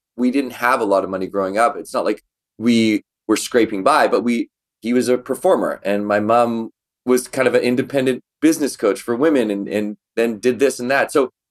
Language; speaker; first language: English; native; English